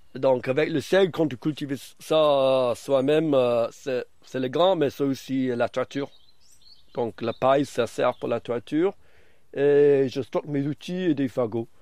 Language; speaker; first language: French; non-native, fluent; English